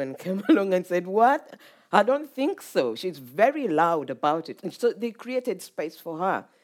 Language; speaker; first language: English; non-native, local second language; Ganda